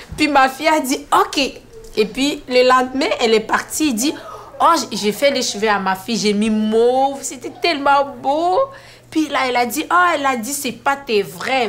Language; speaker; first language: French; non-native, fluent; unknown